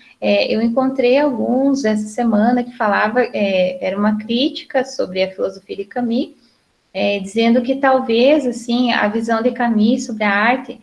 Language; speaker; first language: Portuguese; native; Portuguese